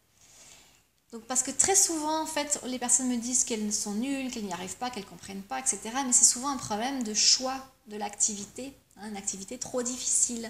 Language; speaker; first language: French; native; French